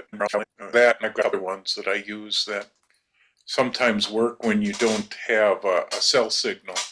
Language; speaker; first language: English; native; English